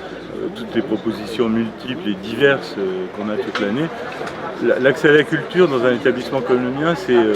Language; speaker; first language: French; native; French